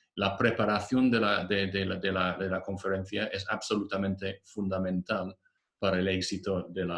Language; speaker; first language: Spanish; non-native, fluent; English